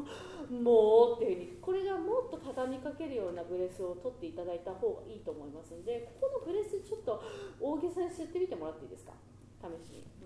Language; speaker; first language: Japanese; native; Japanese